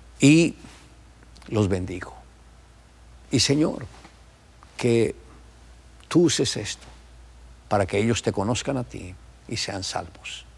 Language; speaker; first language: Spanish; native; Spanish